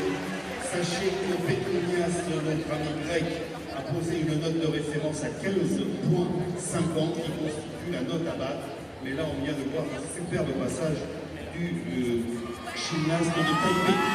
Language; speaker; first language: French; native; French